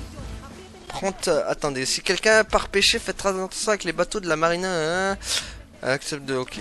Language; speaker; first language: French; native; French